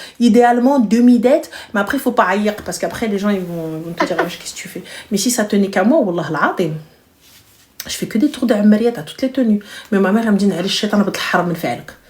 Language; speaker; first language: French; early bilingual, other home language; Arabic